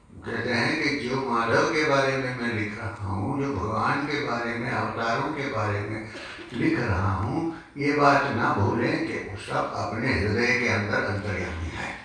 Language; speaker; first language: Hindi; non-native, local second language; Malayalam